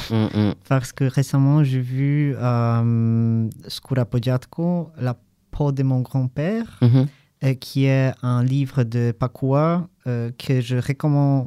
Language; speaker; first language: French; non-native, learner; Polish